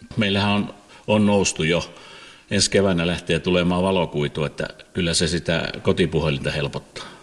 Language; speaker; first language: Finnish; native; Finnish